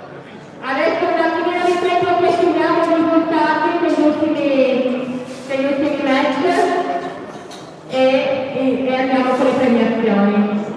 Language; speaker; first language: Italian; native; Italian